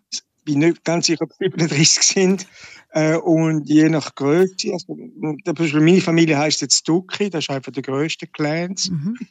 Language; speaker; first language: German; native; German